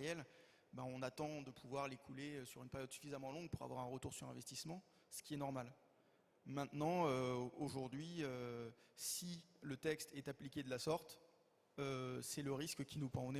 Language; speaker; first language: French; native; French